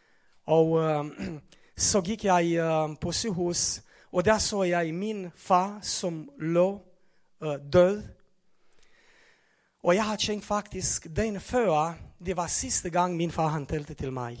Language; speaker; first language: Swedish; non-native, learner; Romanian